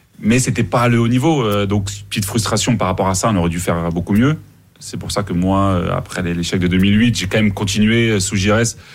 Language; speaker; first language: French; native; French